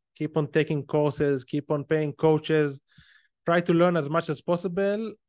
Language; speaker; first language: English; non-native, fluent; Hebrew